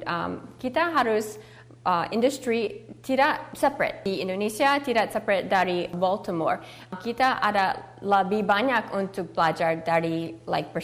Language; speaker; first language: Indonesian; early bilingual, heritage; English